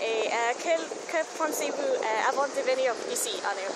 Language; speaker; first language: French; non-native, learner; English